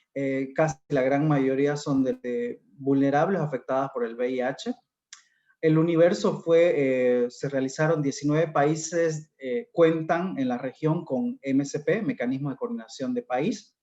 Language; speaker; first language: Spanish; native; Spanish